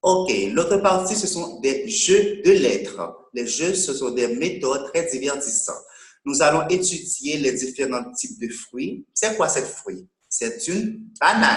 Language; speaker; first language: French; non-native, local second language; Haitian Creole